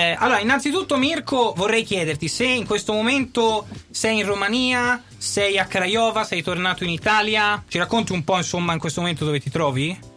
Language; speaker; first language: Italian; native; Italian